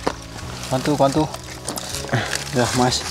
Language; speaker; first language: Portuguese; non-native, learner; Vietnamese